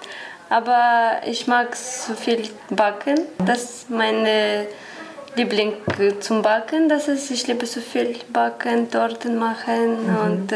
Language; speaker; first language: German; non-native, learner; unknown